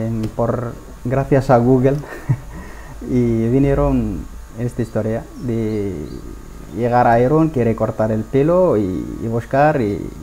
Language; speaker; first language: Spanish; non-native, learner; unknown